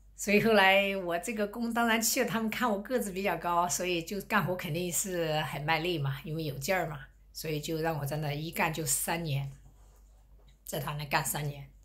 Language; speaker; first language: Chinese; native; Chinese